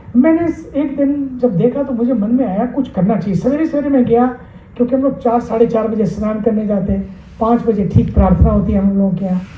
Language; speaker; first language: Hindi; native; Hindi